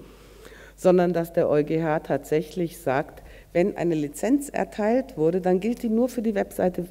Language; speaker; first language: German; native; German